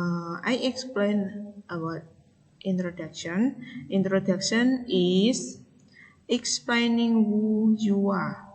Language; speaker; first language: English; non-native, fluent; Indonesian